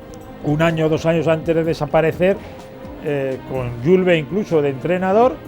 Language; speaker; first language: Spanish; native; Spanish